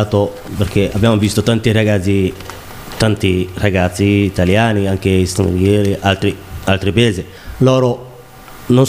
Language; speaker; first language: Italian; non-native, learner; Somali